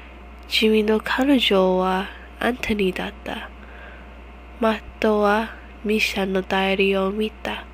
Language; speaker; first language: Japanese; non-native, learner; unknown